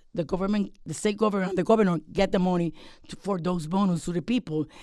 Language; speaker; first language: English; non-native, fluent; Spanish